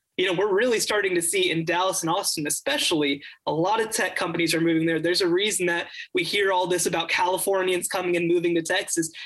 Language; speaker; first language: English; native; English